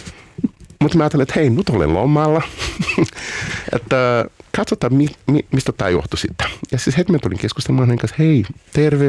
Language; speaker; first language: Finnish; non-native, learner; Portuguese